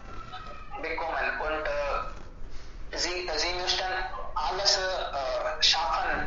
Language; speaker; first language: German; non-native, learner; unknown